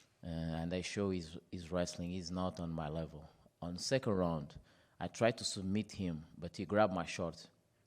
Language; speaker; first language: English; non-native, fluent; Portuguese